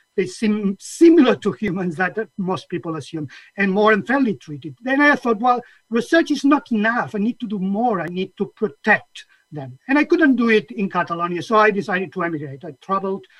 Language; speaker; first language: English; non-native, fluent; Catalan